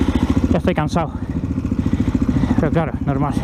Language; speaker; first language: Spanish; native; Spanish